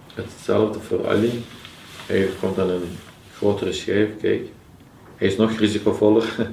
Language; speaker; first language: Dutch; early bilingual, other home language; Turkish